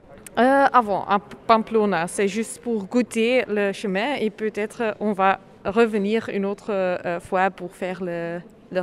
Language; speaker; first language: French; non-native, learner; Italian